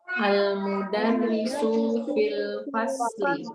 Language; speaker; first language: Arabic; non-native, learner; Indonesian